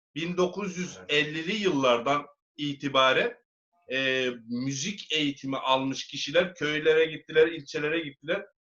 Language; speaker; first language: Turkish; native; Turkish